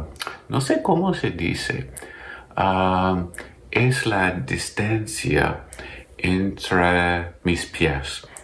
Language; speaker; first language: Spanish; non-native, learner; English